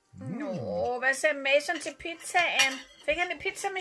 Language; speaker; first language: Danish; native; Danish